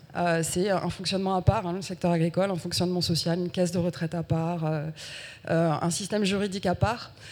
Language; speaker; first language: French; native; French